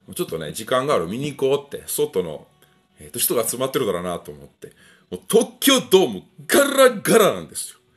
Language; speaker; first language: Japanese; non-native, fluent; Italian